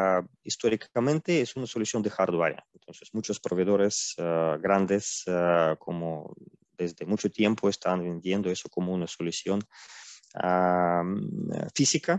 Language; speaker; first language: Spanish; non-native, fluent; Russian